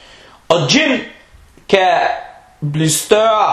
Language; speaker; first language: Danish; early bilingual, other home language; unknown